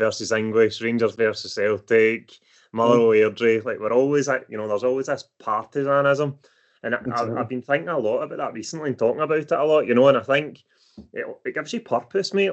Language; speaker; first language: English; native; English